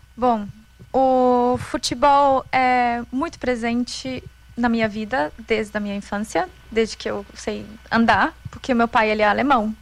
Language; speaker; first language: Portuguese; non-native, fluent; German